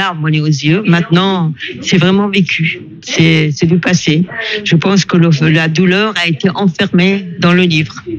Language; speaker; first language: French; non-native, fluent; Persian